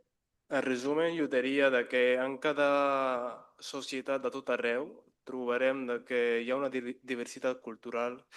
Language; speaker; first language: Catalan; non-native, learner; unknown